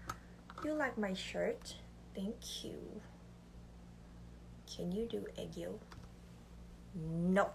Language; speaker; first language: English; non-native, learner; Korean